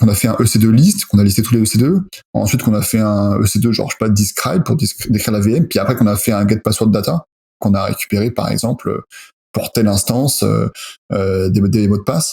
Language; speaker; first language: French; native; French